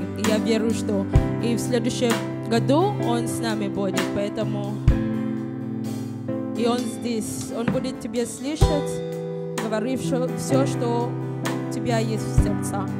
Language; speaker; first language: Russian; non-native, learner; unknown